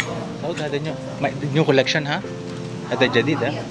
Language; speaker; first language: Arabic; non-native, learner; Filipino